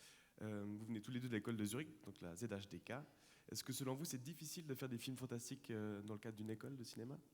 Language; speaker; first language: French; native; French